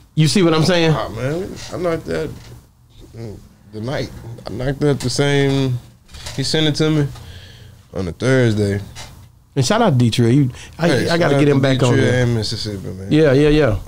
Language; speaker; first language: English; native; English